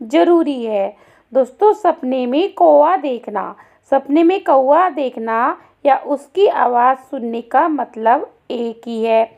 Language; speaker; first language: Hindi; native; Hindi